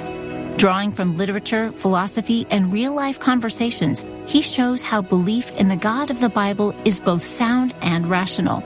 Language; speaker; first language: English; native; English